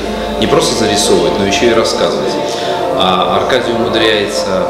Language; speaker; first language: Russian; native; Russian